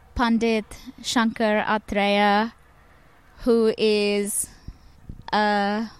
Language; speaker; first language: English; non-native, local second language; Tamil